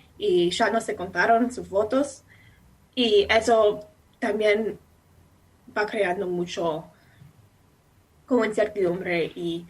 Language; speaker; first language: Spanish; non-native, fluent; English